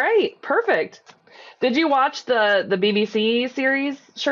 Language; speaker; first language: English; native; English